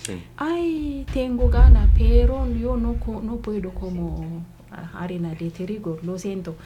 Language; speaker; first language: Spanish; non-native, learner; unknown